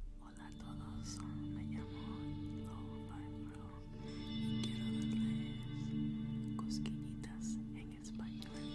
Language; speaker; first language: Spanish; non-native, learner; English